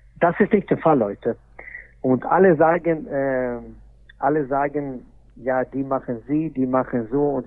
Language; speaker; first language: German; non-native, fluent; Swedish